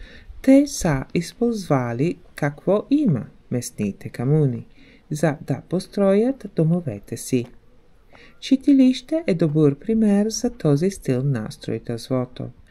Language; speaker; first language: Bulgarian; non-native, learner; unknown